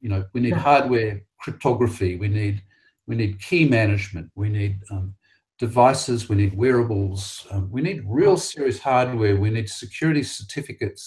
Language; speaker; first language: English; native; English